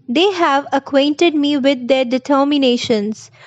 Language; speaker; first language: English; non-native, local second language; Bangla